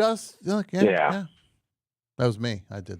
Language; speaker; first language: English; native; English